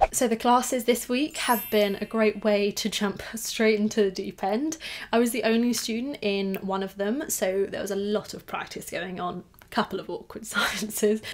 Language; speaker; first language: English; native; English